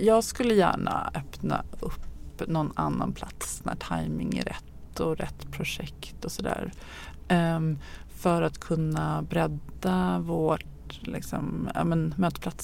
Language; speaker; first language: Swedish; native; Swedish